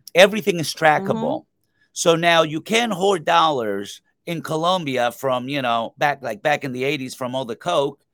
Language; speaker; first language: English; non-native, fluent; Spanish